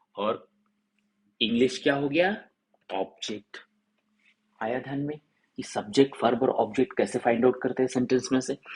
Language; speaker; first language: Hindi; non-native, local second language; Marathi